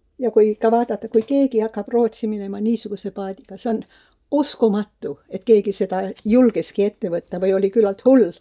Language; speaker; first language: Estonian; early bilingual, heritage; Estonian